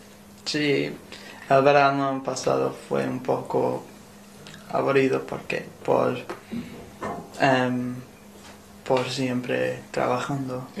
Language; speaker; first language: Spanish; non-native, learner; English